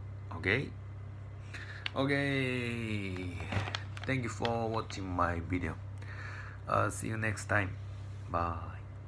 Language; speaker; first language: English; non-native, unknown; Japanese